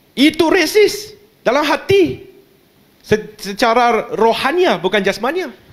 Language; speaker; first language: Malay; non-native, local second language; Chinese